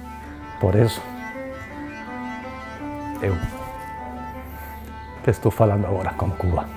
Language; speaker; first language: Portuguese; non-native, fluent; Spanish